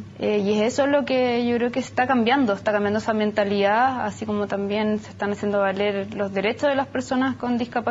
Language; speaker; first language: Spanish; native; Spanish